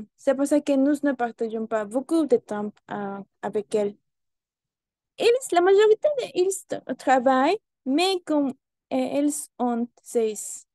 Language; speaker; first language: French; non-native, learner; Spanish